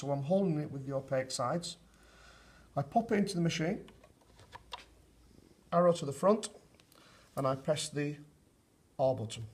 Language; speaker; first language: English; native; English